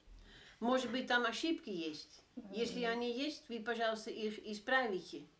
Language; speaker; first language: Russian; non-native, fluent; Dutch